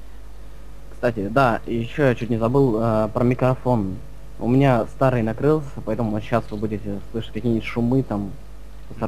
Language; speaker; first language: Russian; native; Russian